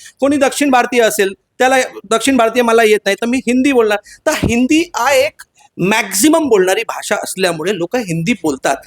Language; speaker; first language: Marathi; non-native, local second language; Hindi